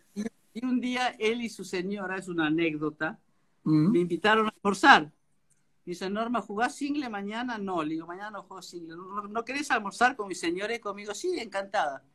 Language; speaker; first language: Spanish; non-native, local second language; German